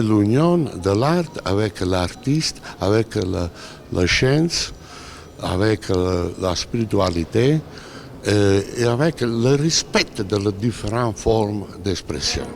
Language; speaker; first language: French; non-native, learner; Italian